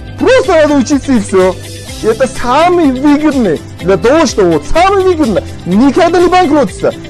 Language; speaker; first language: Russian; non-native, local second language; Uzbek